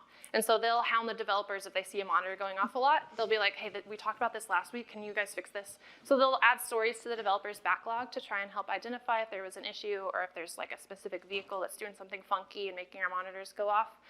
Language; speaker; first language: English; native; English